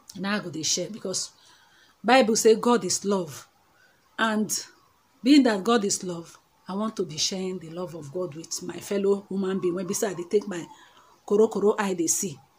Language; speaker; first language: Nigerian Pidgin; non-native, local second language; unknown